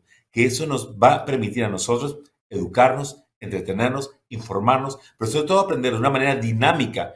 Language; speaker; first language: Spanish; native; Spanish